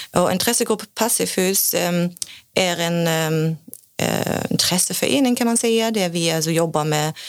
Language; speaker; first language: Swedish; non-native, fluent; German